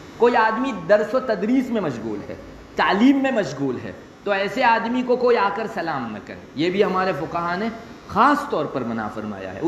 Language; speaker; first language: Urdu; non-native, local second language; Gujarati